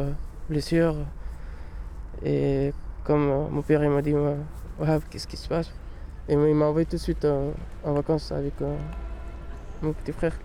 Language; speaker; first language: French; non-native, learner; Pashto